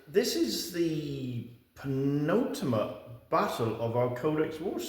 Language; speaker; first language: English; native; English